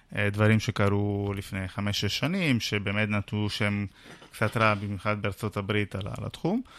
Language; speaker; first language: Hebrew; non-native, fluent; Italian